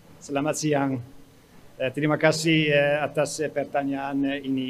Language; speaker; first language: Indonesian; non-native, fluent; Dutch